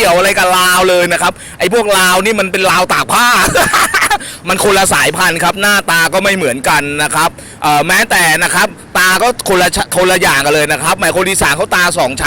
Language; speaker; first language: Thai; native; Thai